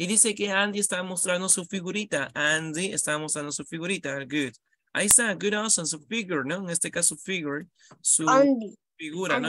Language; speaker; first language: Spanish; native; Spanish